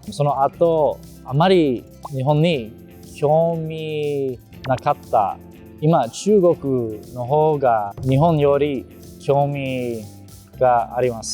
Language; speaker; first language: Japanese; non-native, learner; English